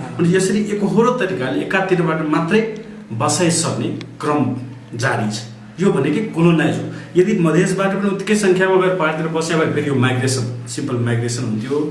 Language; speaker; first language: Nepali; non-native, local second language; Maithili